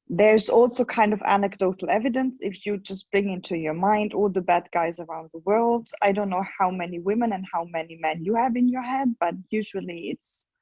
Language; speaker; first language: English; non-native, fluent; German